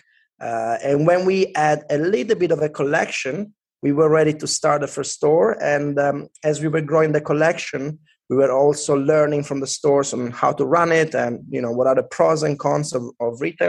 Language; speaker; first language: English; non-native, fluent; Italian